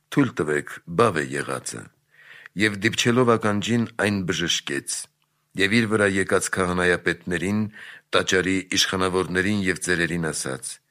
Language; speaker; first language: Armenian; native; Armenian